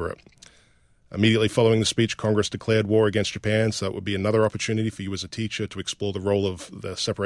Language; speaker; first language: English; native; English